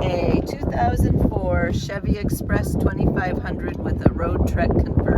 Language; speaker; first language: English; native; English